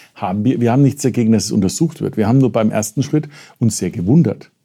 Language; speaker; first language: German; native; German